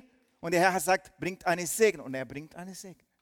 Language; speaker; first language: German; non-native, fluent; Portuguese